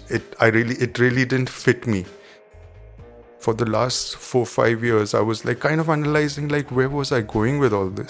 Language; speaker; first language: English; non-native, local second language; Hindi